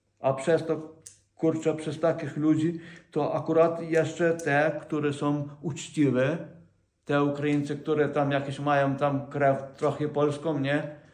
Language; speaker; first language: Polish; non-native, fluent; Ukrainian